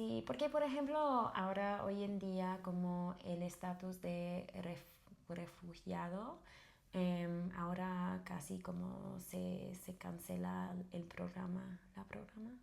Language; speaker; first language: Spanish; non-native, fluent; English